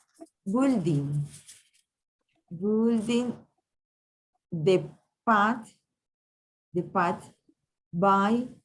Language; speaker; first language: English; non-native, learner; Spanish